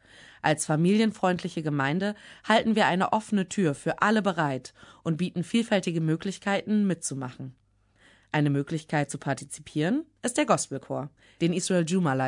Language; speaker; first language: German; native; German